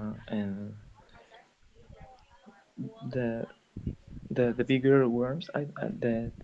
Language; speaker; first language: English; non-native, learner; Spanish